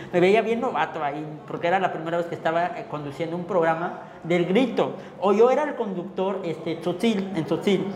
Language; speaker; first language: Spanish; non-native, local second language; Tzotzil